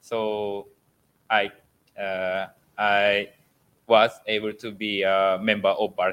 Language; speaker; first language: English; non-native, learner; Japanese